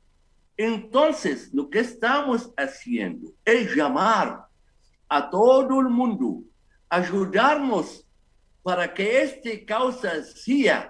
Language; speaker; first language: Spanish; non-native, fluent; Arabic